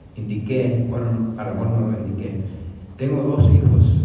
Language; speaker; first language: Spanish; early bilingual, other home language; English